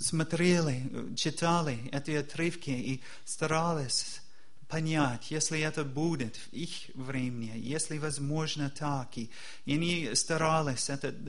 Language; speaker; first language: Russian; non-native, fluent; English